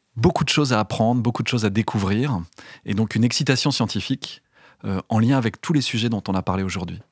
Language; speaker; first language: French; native; French